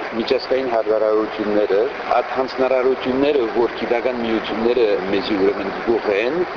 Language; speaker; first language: Armenian; early bilingual, heritage; Armenian